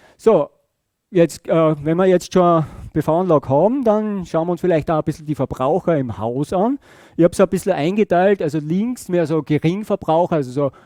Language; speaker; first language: German; native; German